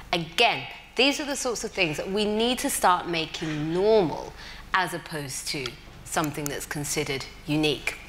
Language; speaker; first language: English; native; English